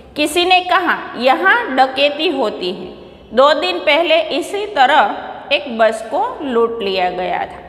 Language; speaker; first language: Hindi; non-native, local second language; Gujarati